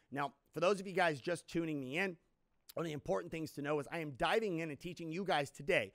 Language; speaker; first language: English; native; English